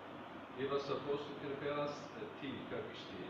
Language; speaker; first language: English; non-native, fluent; Turkish